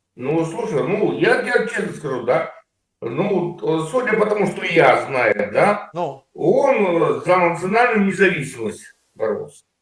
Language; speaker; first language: Russian; native; Russian